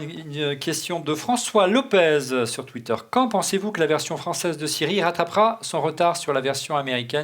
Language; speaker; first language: French; native; French